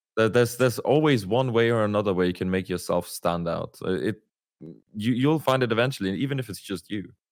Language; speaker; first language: English; non-native, fluent; German